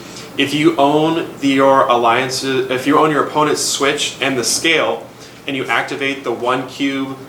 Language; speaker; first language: English; native; English